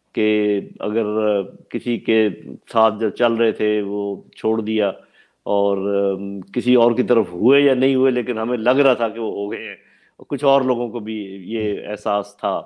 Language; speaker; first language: Urdu; non-native, local second language; Punjabi